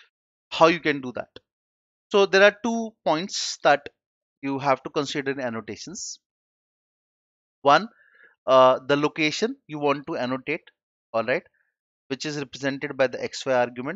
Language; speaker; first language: English; non-native, local second language; Hindi